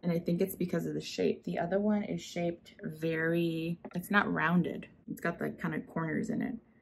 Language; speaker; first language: English; early bilingual, other home language; Spanish